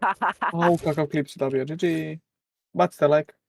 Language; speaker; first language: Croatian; non-native, learner; Macedonian